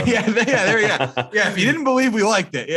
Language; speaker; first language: English; native; English